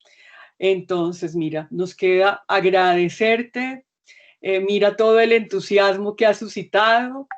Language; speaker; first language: Spanish; native; Spanish